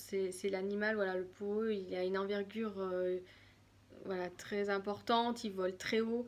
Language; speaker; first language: French; native; French